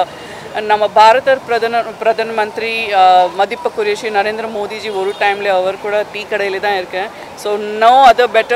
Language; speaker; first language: Tamil; non-native, fluent; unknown